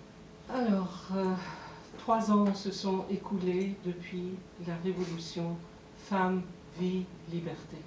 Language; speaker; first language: French; non-native, fluent; Persian